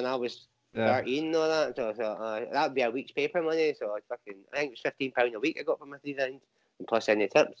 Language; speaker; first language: English; native; English